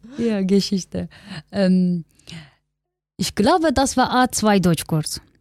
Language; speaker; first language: German; non-native, learner; Kurdish